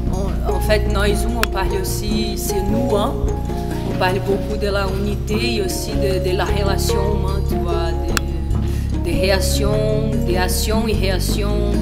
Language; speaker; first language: French; non-native, fluent; Portuguese